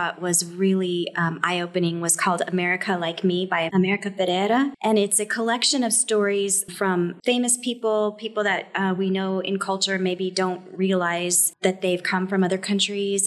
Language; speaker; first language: English; native; English